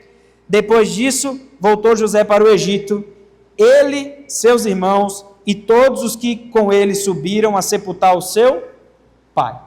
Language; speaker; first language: Portuguese; native; Portuguese